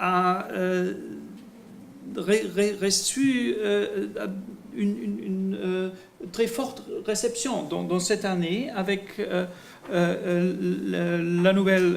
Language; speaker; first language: French; non-native, fluent; German